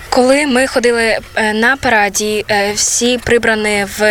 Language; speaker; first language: Polish; non-native, local second language; Belarusian